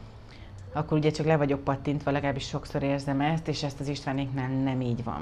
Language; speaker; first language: Hungarian; native; Hungarian